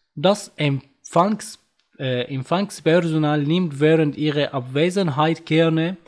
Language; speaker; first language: German; non-native, learner; Arabic